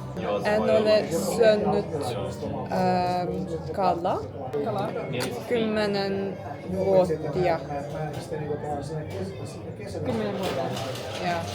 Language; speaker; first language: Finnish; non-native, learner; Turkish